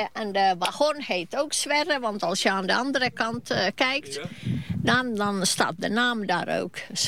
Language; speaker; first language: Dutch; non-native, fluent; Finnish